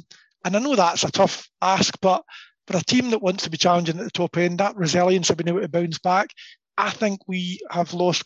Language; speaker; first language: English; native; English